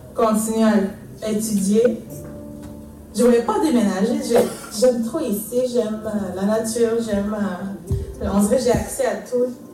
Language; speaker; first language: French; non-native, local second language; Innu-aimun